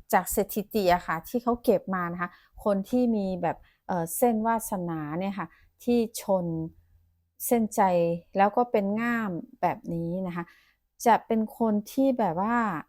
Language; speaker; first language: Thai; non-native, local second language; Chinese